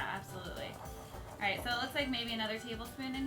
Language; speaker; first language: English; native; English